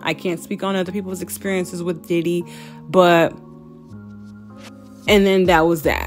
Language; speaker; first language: English; native; English